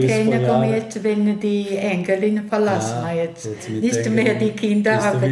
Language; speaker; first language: German; non-native, learner; Italian